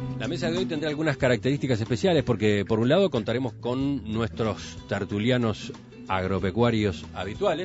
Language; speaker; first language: Spanish; native; Spanish